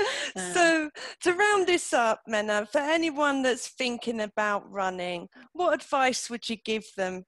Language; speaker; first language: English; native; English